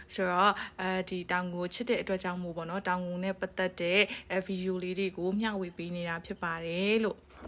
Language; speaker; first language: Burmese; native; Burmese